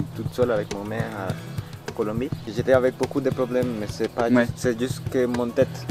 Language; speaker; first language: French; non-native, learner; Spanish